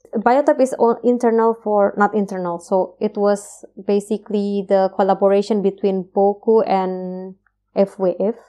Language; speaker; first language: English; non-native, fluent; Indonesian